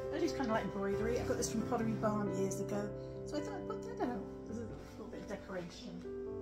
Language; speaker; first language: English; native; English